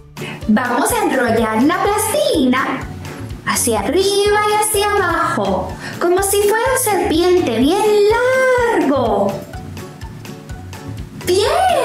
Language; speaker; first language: Spanish; non-native, fluent; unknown